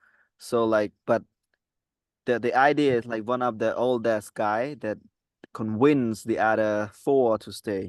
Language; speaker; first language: English; non-native, fluent; Khmer